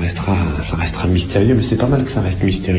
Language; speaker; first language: French; native; French